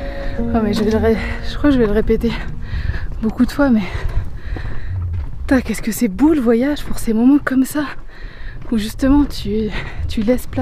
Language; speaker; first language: French; native; French